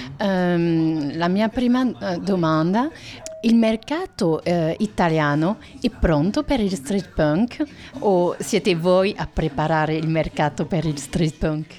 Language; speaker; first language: Italian; non-native, fluent; French